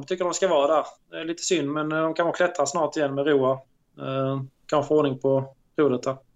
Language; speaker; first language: Swedish; native; Swedish